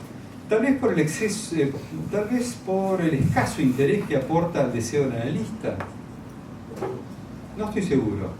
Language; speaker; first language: Spanish; native; Spanish